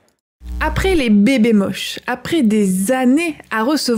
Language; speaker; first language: French; native; French